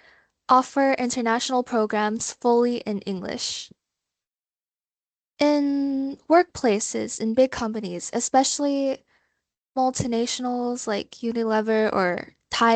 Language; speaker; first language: English; non-native, fluent; Thai